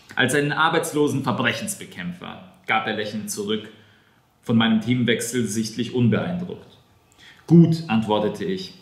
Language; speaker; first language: German; non-native, fluent; Serbian